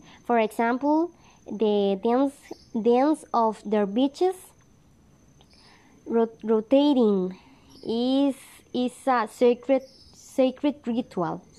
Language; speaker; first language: English; non-native, learner; Spanish